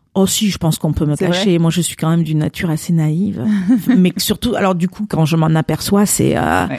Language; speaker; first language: French; native; French